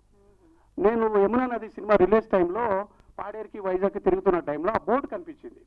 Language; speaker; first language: Telugu; native; Telugu